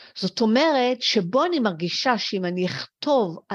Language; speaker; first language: Hebrew; early bilingual, other home language; French